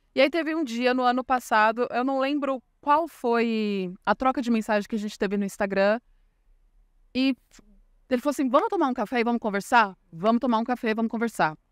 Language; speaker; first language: Portuguese; native; Portuguese